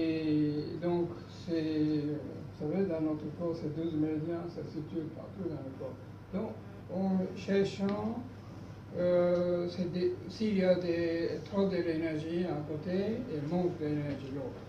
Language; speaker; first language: French; non-native, learner; Japanese